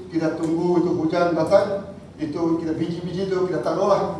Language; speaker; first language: Malay; non-native, local second language; Chinese